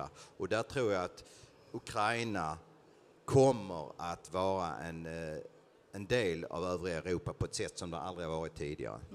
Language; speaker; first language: Swedish; native; Swedish